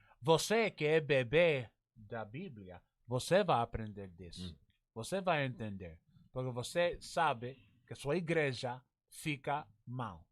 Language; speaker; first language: Portuguese; non-native, learner; English